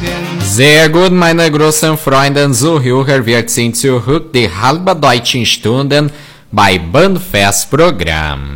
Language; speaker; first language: German; early bilingual, heritage; Portuguese